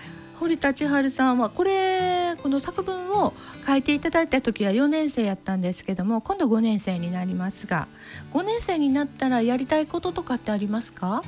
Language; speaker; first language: Japanese; native; Japanese